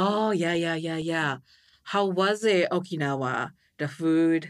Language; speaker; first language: English; non-native, learner; Japanese